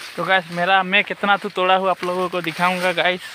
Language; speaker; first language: Hindi; non-native, local second language; Assamese